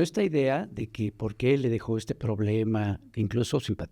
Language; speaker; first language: Spanish; native; Spanish